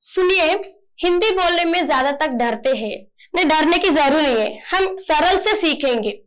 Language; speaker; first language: Hindi; non-native, local second language; Telugu